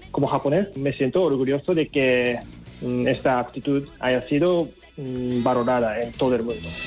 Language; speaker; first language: Spanish; non-native, fluent; Japanese